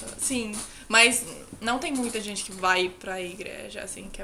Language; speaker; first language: Portuguese; non-native, fluent; Finnish